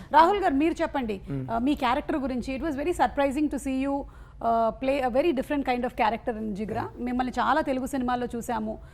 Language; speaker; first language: Telugu; non-native, local second language; Malayalam